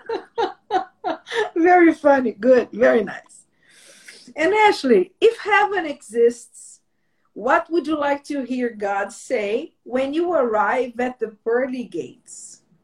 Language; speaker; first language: English; non-native, learner; Portuguese